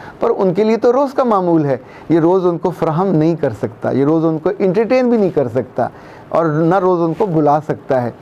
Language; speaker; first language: Urdu; non-native, local second language; Punjabi